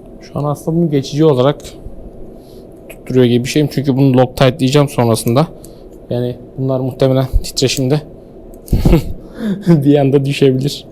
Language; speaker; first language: Turkish; native; Turkish